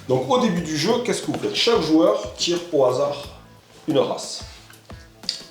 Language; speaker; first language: French; native; French